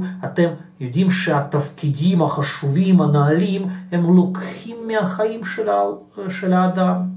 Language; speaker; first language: Hebrew; non-native, fluent; Russian